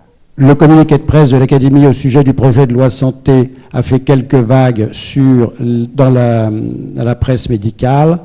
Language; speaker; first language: French; native; French